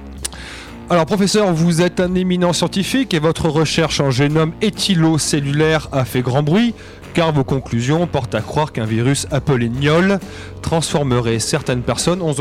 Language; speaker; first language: French; native; French